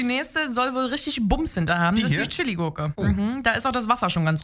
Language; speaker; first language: German; native; German